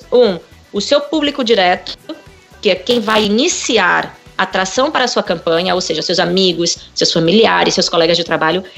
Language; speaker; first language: Portuguese; native; Portuguese